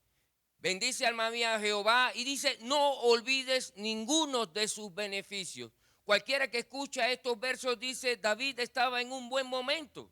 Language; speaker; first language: Spanish; native; Spanish